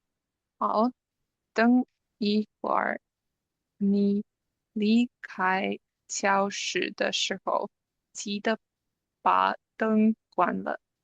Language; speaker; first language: Chinese; non-native, learner; English